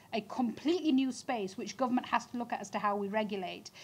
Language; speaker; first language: English; native; English